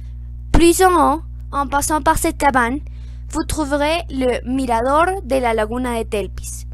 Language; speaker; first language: French; non-native, learner; Spanish